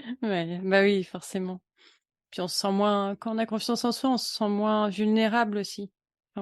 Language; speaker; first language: French; native; French